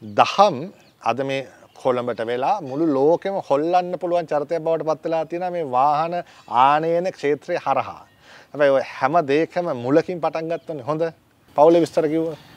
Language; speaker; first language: Sinhala; native; Sinhala